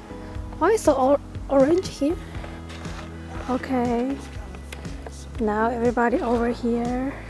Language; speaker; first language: English; non-native, learner; Chinese